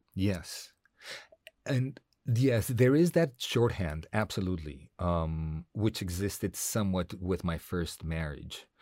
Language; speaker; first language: English; non-native, fluent; Spanish